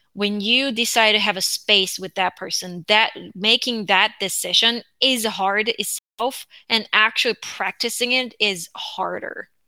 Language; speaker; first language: English; non-native, fluent; Korean